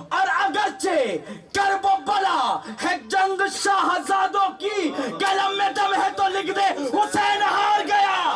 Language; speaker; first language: Urdu; native; Urdu